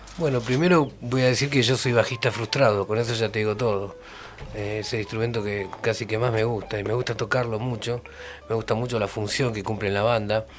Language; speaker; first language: Spanish; native; Spanish